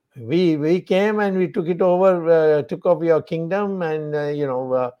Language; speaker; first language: English; non-native, local second language; Tamil